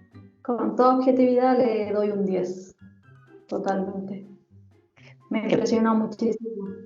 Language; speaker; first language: Spanish; native; Spanish